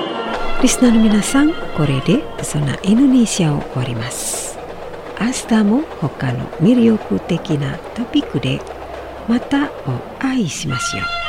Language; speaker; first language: Japanese; non-native, fluent; Indonesian